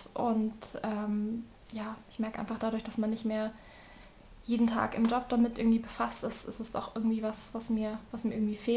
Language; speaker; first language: German; native; German